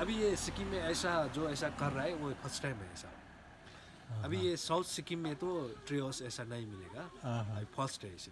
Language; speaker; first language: Hindi; non-native, local second language; Nepali